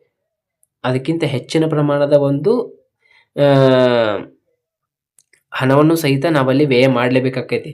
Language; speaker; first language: Kannada; native; Kannada